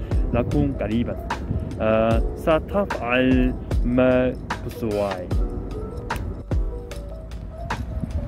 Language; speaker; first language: Arabic; non-native, learner; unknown